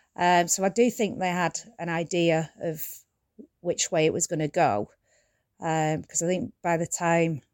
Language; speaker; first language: English; native; English